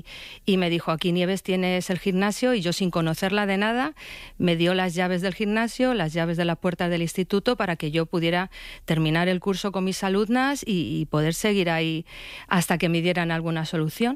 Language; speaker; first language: Spanish; native; Spanish